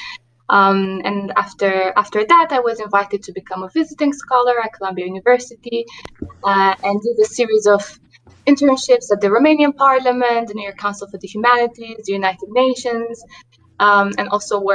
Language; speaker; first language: English; non-native, fluent; Romanian